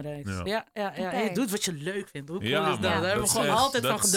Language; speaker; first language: Dutch; native; Dutch